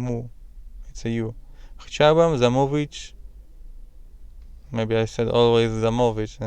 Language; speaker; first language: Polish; non-native, learner; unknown